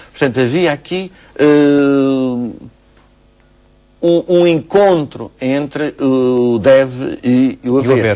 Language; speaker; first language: Portuguese; native; Portuguese